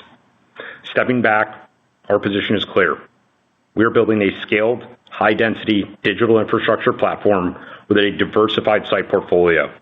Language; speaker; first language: English; native; English